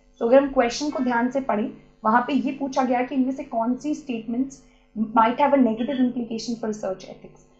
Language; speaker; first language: English; non-native, local second language; Hindi